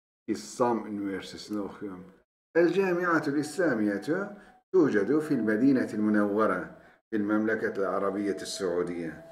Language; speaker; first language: Arabic; non-native, fluent; Turkish